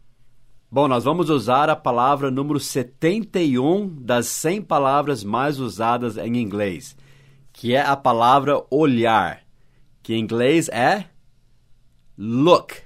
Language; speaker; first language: Portuguese; non-native, fluent; English